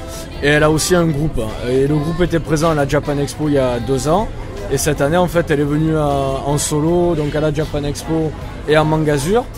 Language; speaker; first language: French; native; French